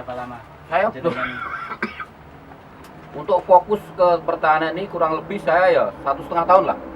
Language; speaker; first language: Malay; non-native, local second language; Javanese